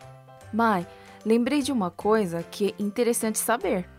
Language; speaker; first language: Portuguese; non-native, fluent; Korean